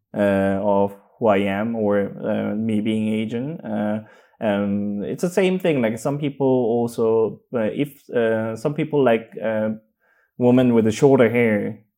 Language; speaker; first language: English; non-native, fluent; Korean